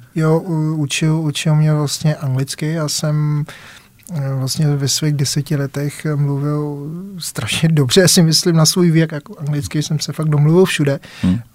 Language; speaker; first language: Czech; early bilingual, other home language; Vietnamese